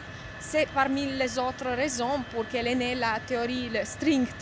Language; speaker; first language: French; non-native, fluent; Romanian